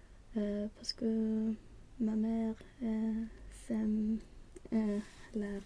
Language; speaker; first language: French; non-native, learner; Swedish